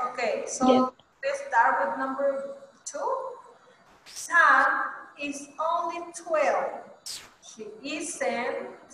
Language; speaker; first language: English; non-native, fluent; Spanish